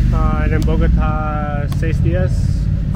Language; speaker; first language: Spanish; non-native, learner; English